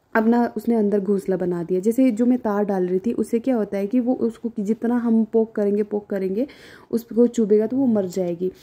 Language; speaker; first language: Hindi; non-native, local second language; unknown